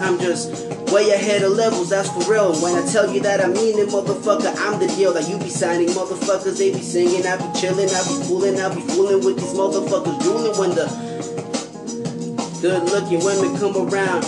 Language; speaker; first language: English; non-native, fluent; Spanish